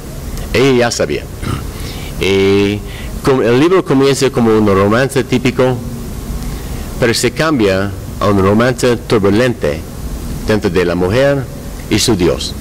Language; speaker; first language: Spanish; non-native, learner; English